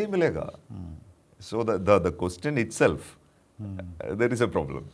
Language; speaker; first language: Hindi; non-native, local second language; Malayalam